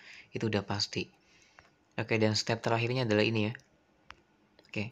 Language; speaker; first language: Indonesian; native; Indonesian